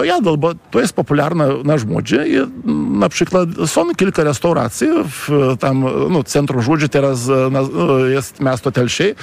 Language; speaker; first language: Polish; non-native, fluent; Lithuanian